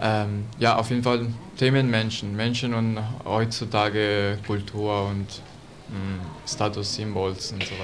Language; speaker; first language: German; non-native, learner; Italian